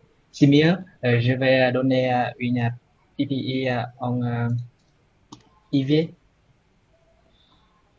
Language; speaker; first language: French; non-native, learner; Vietnamese